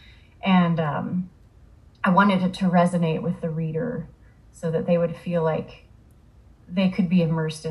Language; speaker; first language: English; native; English